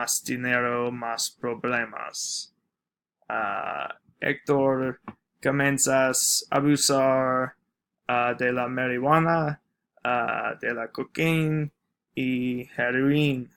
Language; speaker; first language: Spanish; non-native, learner; English